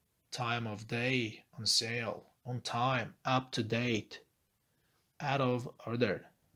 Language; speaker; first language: English; non-native, fluent; Azerbaijani